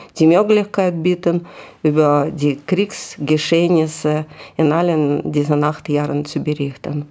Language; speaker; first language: German; non-native, fluent; Russian